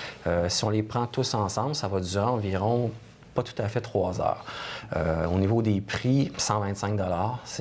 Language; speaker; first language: French; native; French